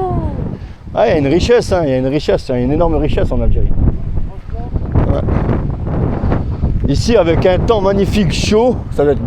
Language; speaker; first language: French; native; French